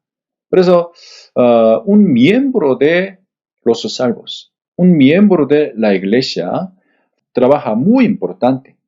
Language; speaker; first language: Spanish; non-native, fluent; Korean